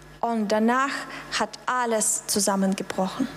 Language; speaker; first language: German; non-native, fluent; Russian